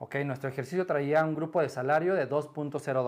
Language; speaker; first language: Spanish; native; Spanish